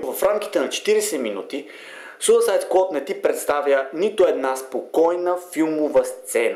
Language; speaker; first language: Bulgarian; native; Bulgarian